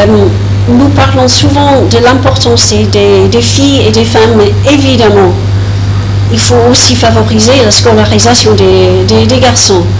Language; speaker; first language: French; non-native, fluent; English